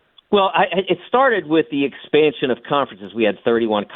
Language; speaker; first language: English; native; English